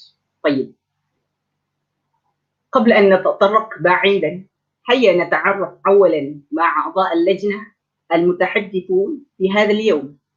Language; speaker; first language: Arabic; non-native, fluent; Malay